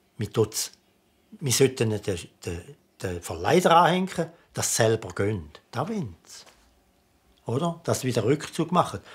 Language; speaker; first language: German; native; German